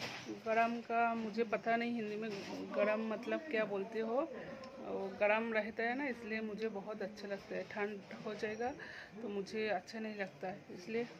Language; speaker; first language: Hindi; non-native, local second language; Bangla